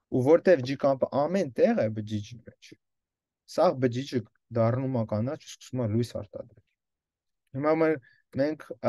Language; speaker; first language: Armenian; early bilingual, heritage; Armenian